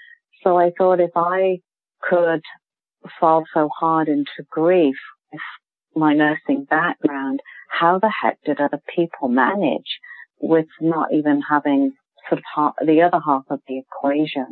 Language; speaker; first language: English; native; English